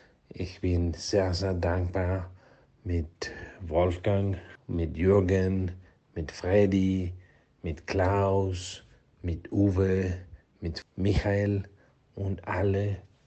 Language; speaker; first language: German; non-native, learner; Spanish